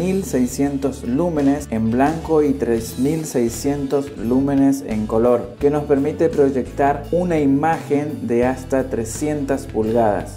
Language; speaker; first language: Spanish; native; Spanish